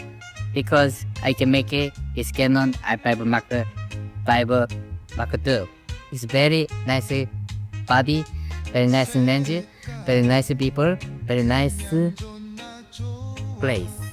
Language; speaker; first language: English; non-native, learner; Korean